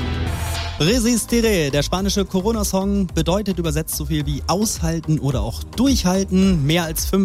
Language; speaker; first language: German; native; German